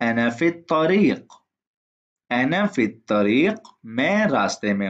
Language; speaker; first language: Arabic; non-native, fluent; Urdu